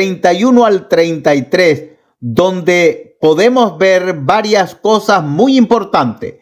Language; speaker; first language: Spanish; native; Spanish